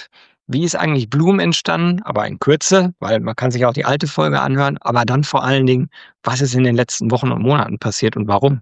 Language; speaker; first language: German; native; German